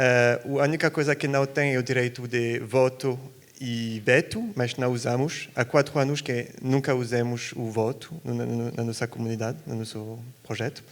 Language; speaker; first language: Portuguese; non-native, fluent; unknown